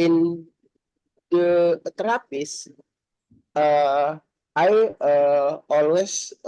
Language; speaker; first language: English; non-native, learner; Indonesian